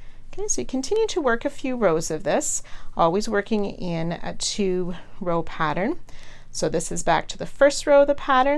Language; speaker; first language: English; native; English